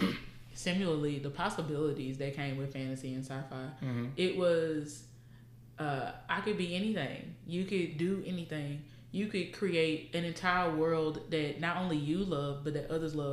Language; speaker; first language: English; native; English